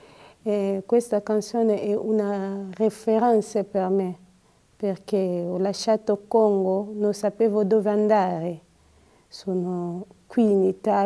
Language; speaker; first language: Italian; non-native, learner; Lingala